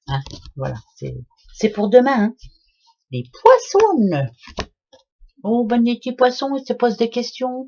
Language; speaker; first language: French; native; French